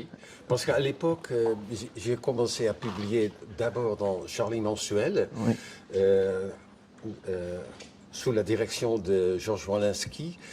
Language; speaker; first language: French; non-native, fluent; Dutch